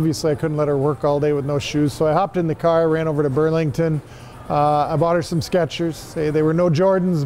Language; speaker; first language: English; native; English